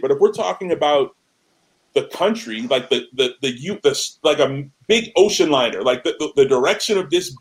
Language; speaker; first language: English; native; English